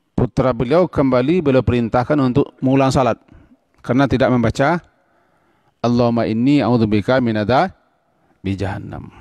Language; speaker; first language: Malay; non-native, local second language; Minangkabau